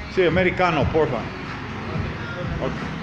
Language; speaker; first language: Spanish; non-native, learner; English